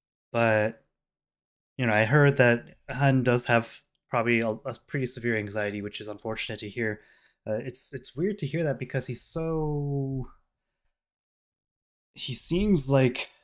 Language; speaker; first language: English; native; English